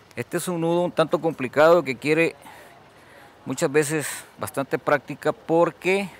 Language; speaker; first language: Spanish; native; Spanish